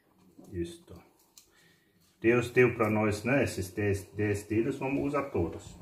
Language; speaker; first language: Portuguese; non-native, fluent; German